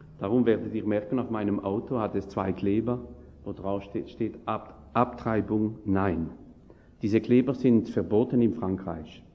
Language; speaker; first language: German; non-native, fluent; French